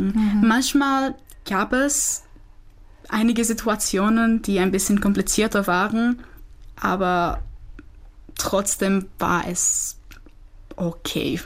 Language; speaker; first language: German; non-native, fluent; Czech